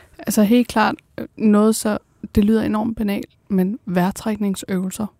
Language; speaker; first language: Danish; early bilingual, other home language; Persian